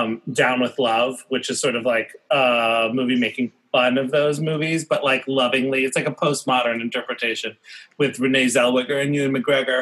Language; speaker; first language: English; native; English